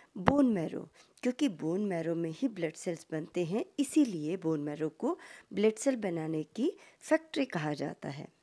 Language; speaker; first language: Hindi; native; Hindi